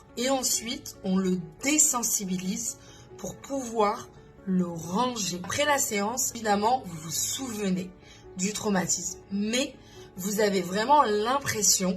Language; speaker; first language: French; native; French